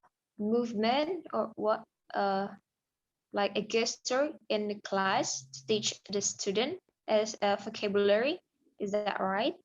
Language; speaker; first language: English; non-native, learner; Indonesian